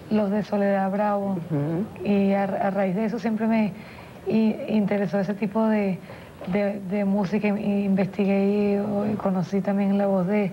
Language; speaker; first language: Spanish; native; Spanish